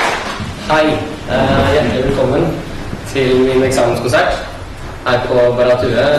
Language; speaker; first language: Norwegian; early bilingual, other home language; Russian